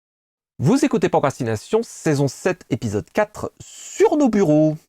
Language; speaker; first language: French; native; French